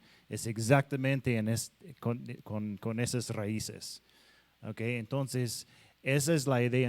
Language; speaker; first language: Spanish; non-native, fluent; English